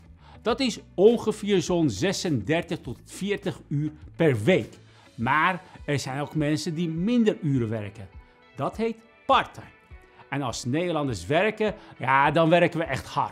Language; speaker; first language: Dutch; non-native, fluent; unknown